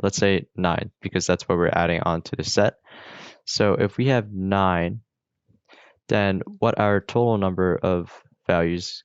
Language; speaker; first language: English; native; English